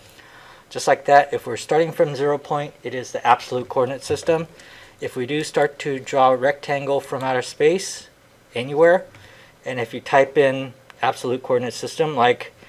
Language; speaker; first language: English; native; English